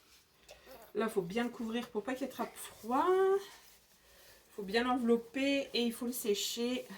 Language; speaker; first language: French; native; French